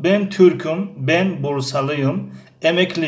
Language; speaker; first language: Turkish; non-native, fluent; Tajik